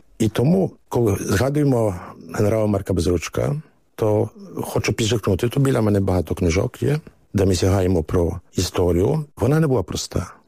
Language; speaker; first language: Ukrainian; early bilingual, heritage; Ukrainian